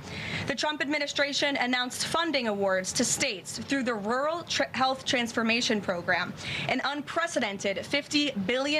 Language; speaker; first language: English; native; English